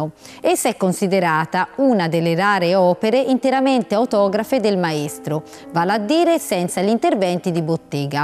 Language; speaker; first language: Italian; native; Italian